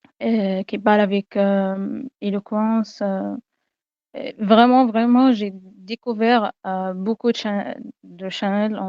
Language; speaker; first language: French; non-native, fluent; Arabic